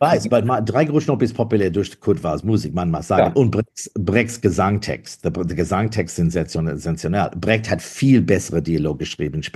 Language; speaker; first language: German; non-native, fluent; English